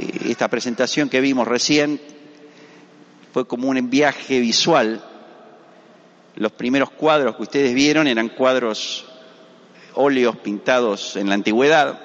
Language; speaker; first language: Spanish; native; Spanish